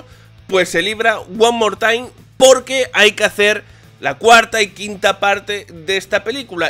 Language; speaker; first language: Spanish; native; Spanish